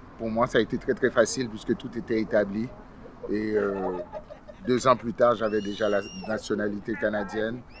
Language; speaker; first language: French; early bilingual, other home language; Haitian Creole